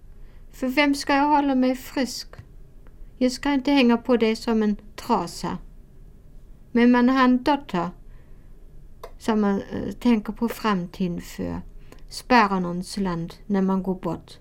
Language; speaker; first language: Swedish; non-native, fluent; German